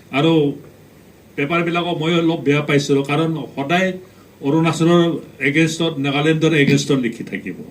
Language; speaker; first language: Assamese; non-native, local second language; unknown